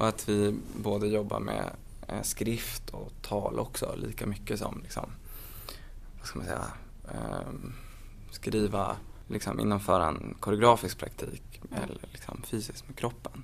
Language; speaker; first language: Swedish; native; Swedish